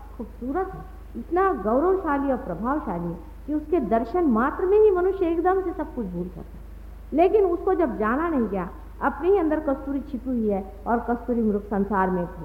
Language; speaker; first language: Hindi; non-native, local second language; Marathi